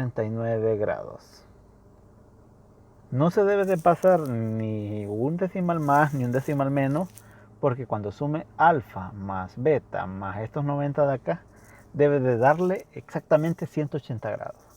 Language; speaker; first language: Spanish; native; Spanish